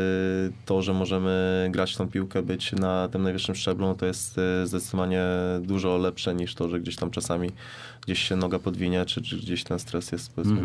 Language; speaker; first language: Polish; native; Polish